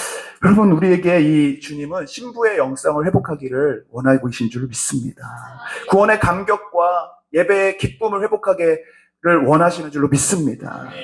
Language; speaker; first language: Korean; native; Korean